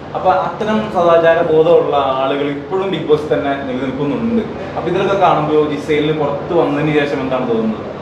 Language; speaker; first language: Malayalam; native; Malayalam